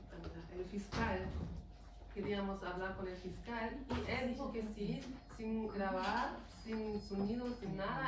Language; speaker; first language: Spanish; non-native, fluent; German